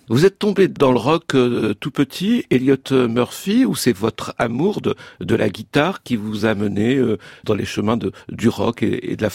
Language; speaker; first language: French; native; French